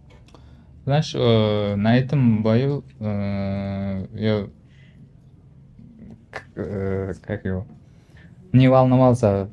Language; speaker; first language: Russian; non-native, learner; Uzbek